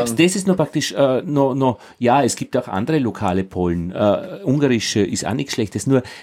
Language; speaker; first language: German; native; German